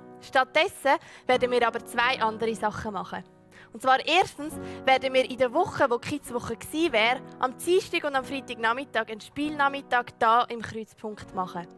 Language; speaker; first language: German; native; German